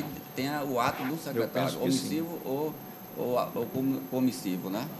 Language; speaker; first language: Portuguese; native; Portuguese